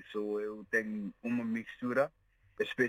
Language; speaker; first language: Portuguese; non-native, learner; Mandingo